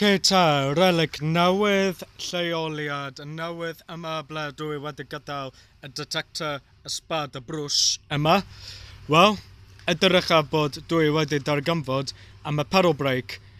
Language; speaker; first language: Welsh; non-native, learner; English